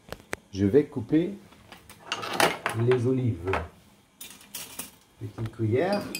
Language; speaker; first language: French; non-native, learner; German